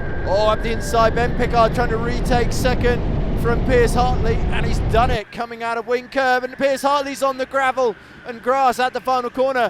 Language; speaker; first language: English; native; English